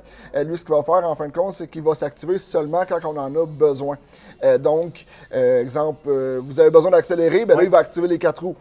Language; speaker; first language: French; native; French